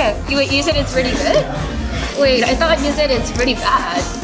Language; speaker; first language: English; non-native, fluent; Japanese